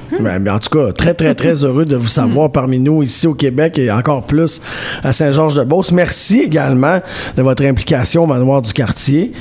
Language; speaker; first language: French; native; French